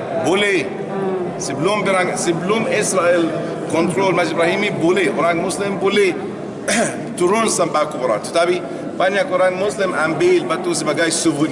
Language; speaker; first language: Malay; non-native, learner; Arabic